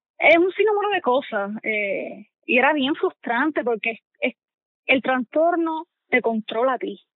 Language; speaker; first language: Spanish; native; Spanish